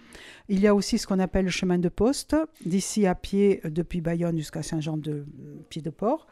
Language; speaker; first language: French; native; French